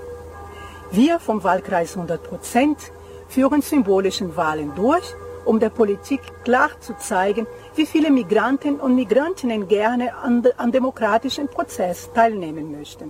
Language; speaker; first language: German; non-native, fluent; Portuguese